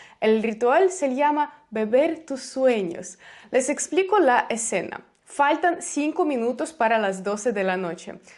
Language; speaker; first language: Spanish; non-native, fluent; Russian